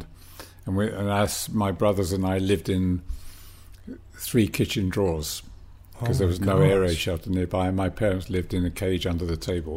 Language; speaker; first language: English; native; English